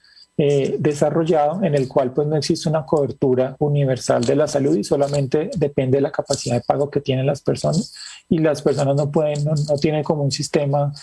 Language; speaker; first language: Spanish; native; Spanish